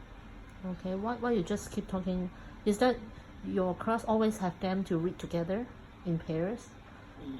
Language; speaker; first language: English; non-native, local second language; Cantonese